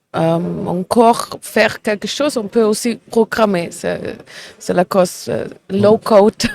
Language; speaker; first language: French; non-native, fluent; German